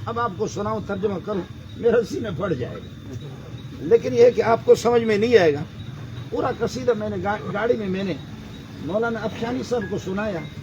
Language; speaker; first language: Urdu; non-native, fluent; Baluchi